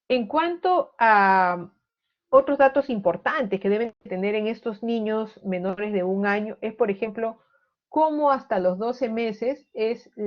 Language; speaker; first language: Spanish; native; Spanish